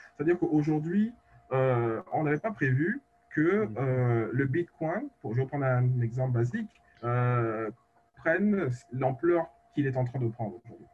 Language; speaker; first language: French; native; French